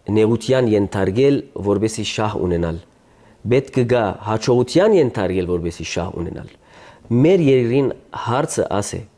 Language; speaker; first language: Armenian; early bilingual, heritage; Armenian